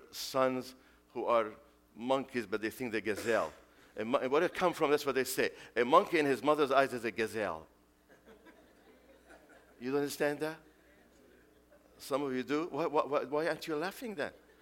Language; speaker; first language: English; non-native, fluent; Arabic